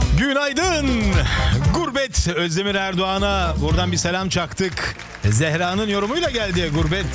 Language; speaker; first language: Turkish; early bilingual, heritage; Turkish